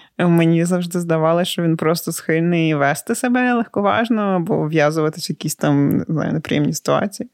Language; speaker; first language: Ukrainian; native; Ukrainian